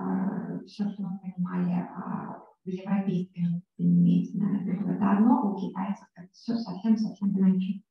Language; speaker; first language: Russian; native; Russian